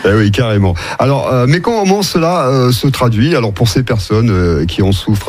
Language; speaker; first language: French; native; French